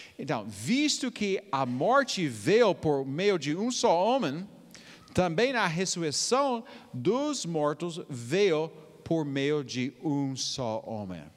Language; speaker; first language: Portuguese; non-native, fluent; English